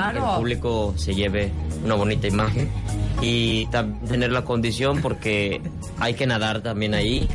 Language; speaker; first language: Spanish; non-native, fluent; Persian